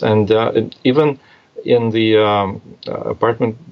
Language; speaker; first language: English; non-native, fluent; Russian